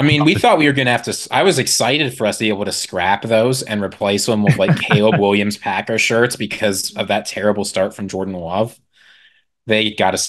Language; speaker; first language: English; native; English